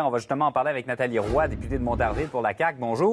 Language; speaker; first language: French; native; French